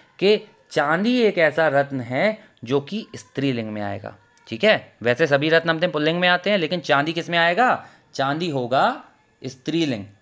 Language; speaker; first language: Hindi; native; Hindi